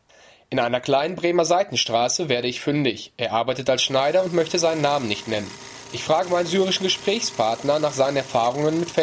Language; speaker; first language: German; native; German